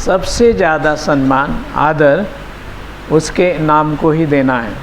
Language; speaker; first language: Hindi; non-native, local second language; Marathi